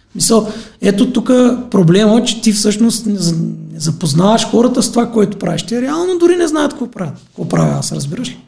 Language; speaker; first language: Bulgarian; native; Bulgarian